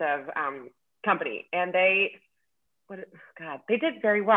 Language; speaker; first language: English; native; English